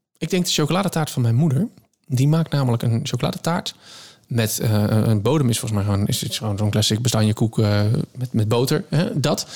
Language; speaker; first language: Dutch; native; Dutch